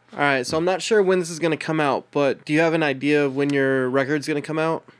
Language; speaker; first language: English; early bilingual, other home language; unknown